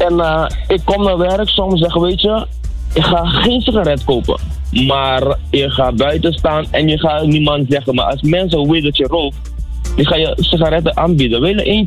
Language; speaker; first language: Dutch; non-native, local second language; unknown